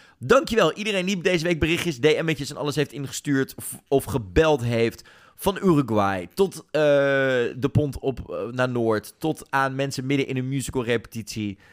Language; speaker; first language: Dutch; native; Dutch